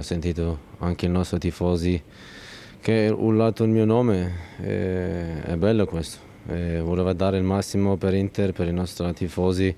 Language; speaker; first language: Italian; non-native, learner; Turkish